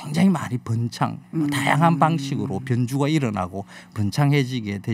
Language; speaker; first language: Korean; native; Korean